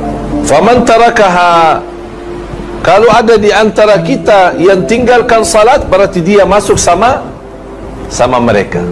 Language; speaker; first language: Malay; non-native, fluent; Arabic